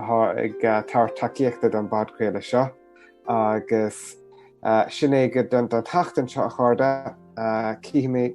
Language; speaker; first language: Irish; native; Irish